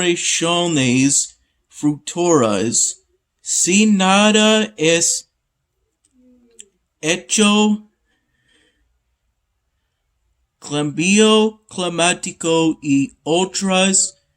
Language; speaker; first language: Spanish; non-native, learner; English